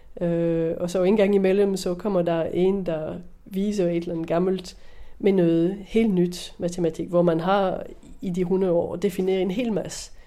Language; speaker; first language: Danish; non-native, fluent; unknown